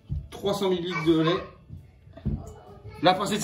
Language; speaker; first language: French; native; French